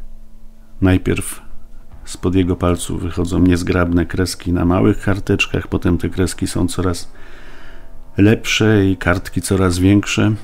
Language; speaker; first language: Polish; native; Polish